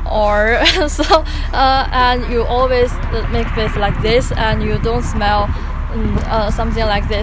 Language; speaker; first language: English; non-native, learner; Chinese